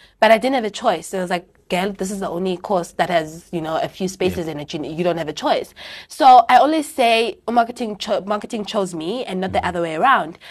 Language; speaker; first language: English; non-native, local second language; Xhosa